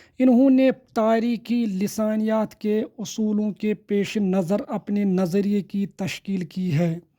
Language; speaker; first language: Urdu; non-native, local second language; Kashmiri